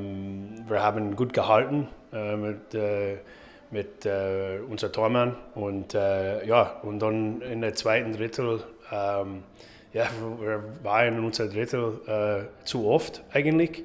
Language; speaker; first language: German; non-native, fluent; English